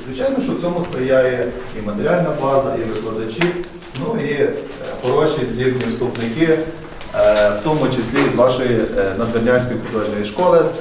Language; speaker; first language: Ukrainian; native; Ukrainian